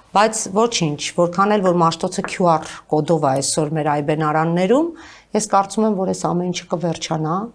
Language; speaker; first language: Armenian; native; Armenian